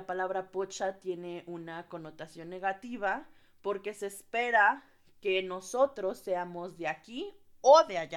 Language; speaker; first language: Spanish; early bilingual, heritage; Spanish